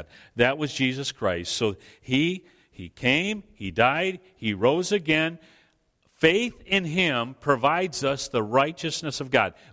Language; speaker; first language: English; native; English